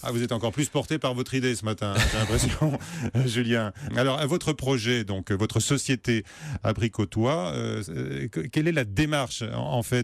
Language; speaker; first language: French; native; French